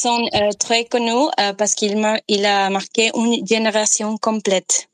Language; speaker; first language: French; non-native, learner; Spanish